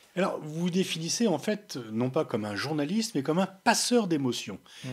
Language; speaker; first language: French; native; French